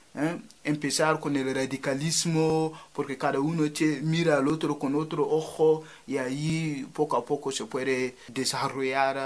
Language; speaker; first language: Spanish; non-native, fluent; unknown